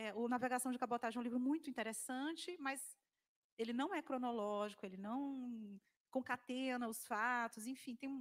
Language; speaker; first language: Portuguese; native; Portuguese